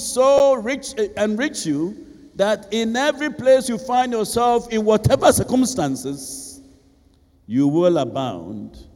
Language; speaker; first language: English; non-native, local second language; Akan